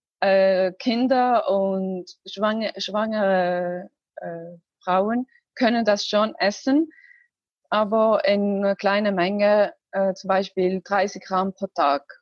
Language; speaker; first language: German; non-native, learner; Arabic